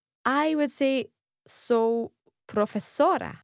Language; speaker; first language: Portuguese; non-native, learner; English